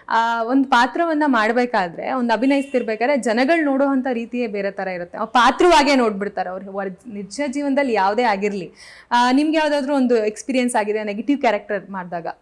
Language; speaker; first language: Kannada; native; Kannada